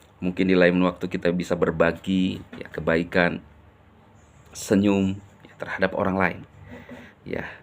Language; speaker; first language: Indonesian; native; Indonesian